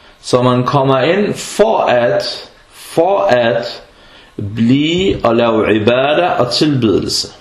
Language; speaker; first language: Danish; early bilingual, other home language; Arabic